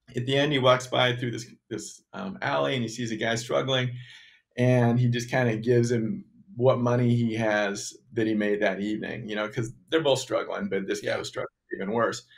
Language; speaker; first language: English; native; English